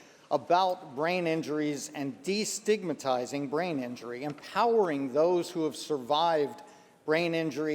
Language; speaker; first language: English; native; English